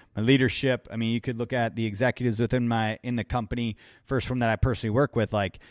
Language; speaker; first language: English; native; English